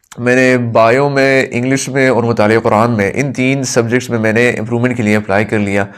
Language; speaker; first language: Urdu; non-native, local second language; Pashto